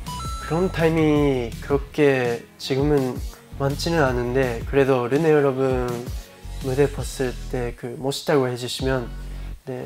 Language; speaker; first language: Korean; non-native, fluent; Japanese